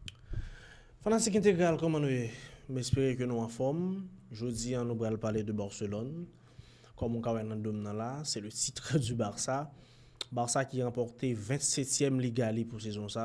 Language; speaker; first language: French; non-native, local second language; Haitian Creole